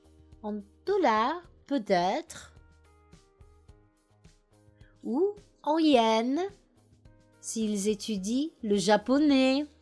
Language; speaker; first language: French; non-native, fluent; English